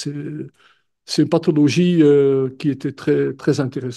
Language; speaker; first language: French; non-native, local second language; Dutch